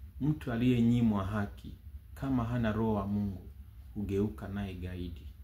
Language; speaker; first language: Swahili; native; Swahili